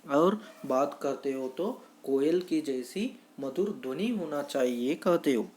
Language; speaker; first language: Hindi; non-native, local second language; Kannada